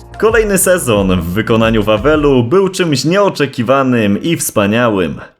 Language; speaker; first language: Polish; native; Polish